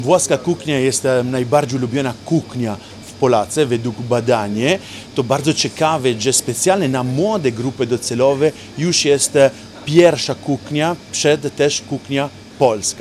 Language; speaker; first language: Polish; non-native, learner; Italian